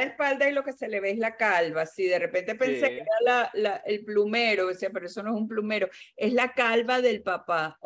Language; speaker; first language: Spanish; native; Spanish